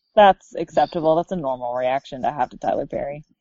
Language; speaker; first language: English; native; English